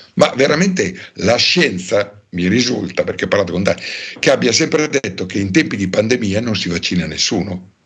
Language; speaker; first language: Italian; native; Italian